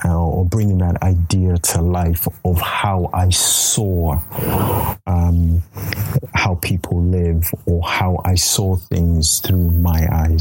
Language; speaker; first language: English; non-native, local second language; Yoruba